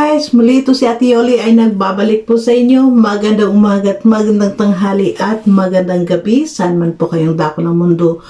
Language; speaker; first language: Filipino; native; Filipino